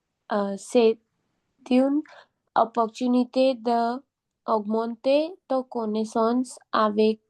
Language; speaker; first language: French; non-native, learner; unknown